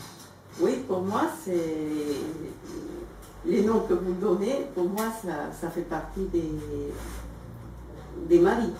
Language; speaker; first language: French; non-native, fluent; Spanish